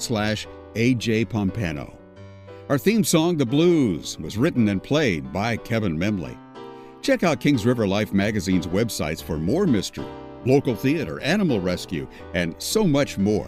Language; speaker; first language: English; native; English